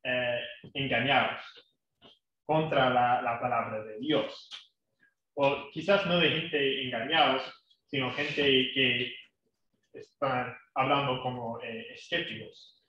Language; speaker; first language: Spanish; non-native, fluent; English